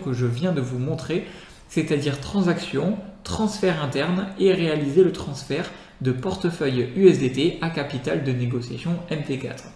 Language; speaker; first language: French; native; French